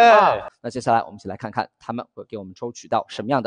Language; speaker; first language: Chinese; native; Chinese